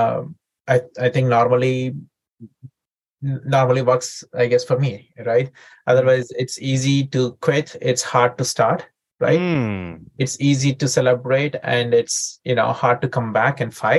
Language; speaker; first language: English; non-native, local second language; Telugu